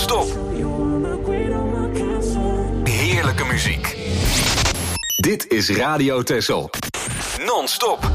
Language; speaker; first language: Dutch; native; Dutch